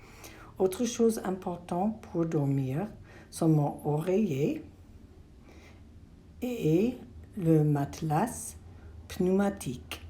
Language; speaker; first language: French; non-native, learner; English